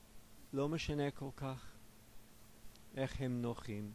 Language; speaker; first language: Hebrew; non-native, fluent; English